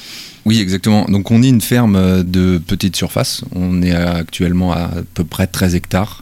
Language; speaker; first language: French; native; French